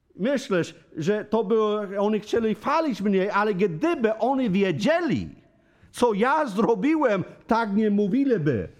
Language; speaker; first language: Polish; non-native, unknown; English